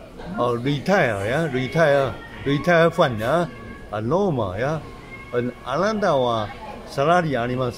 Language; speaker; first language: Japanese; non-native, learner; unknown